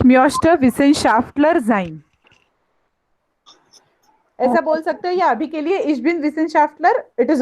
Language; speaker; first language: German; non-native, fluent; Hindi